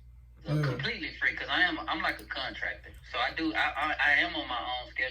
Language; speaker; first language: English; native; English